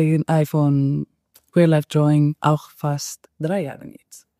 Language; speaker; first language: German; non-native, fluent; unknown